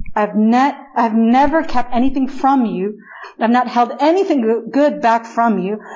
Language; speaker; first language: English; non-native, fluent; Spanish